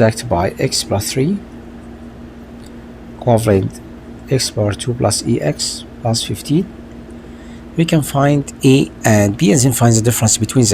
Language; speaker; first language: English; non-native, local second language; Arabic